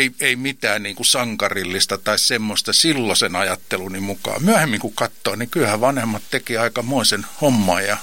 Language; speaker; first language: Finnish; native; Finnish